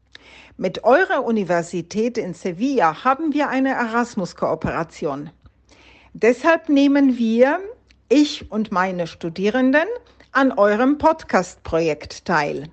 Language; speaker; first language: German; non-native, fluent; Polish